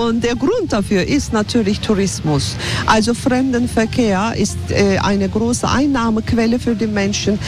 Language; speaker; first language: German; non-native, fluent; Turkish